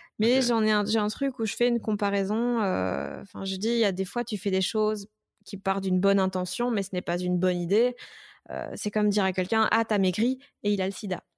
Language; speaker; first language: French; native; French